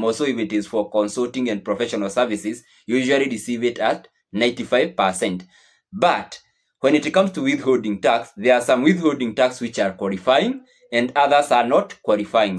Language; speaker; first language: English; non-native, local second language; Swahili